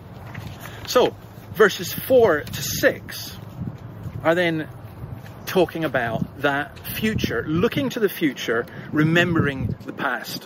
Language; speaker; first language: English; native; English